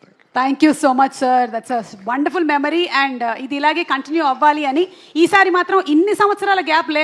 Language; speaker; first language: Telugu; native; Telugu